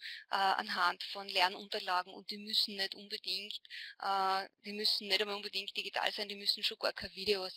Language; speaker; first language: German; native; German